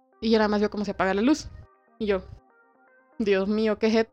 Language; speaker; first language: Spanish; native; Spanish